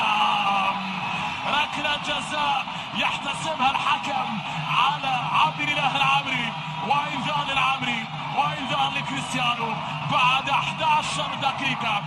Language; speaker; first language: Arabic; native; Arabic